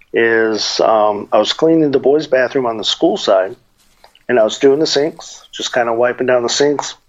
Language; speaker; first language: English; native; English